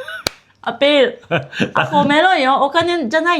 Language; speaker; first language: Filipino; non-native, learner; Japanese